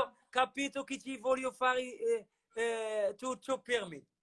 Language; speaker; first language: Italian; non-native, learner; Arabic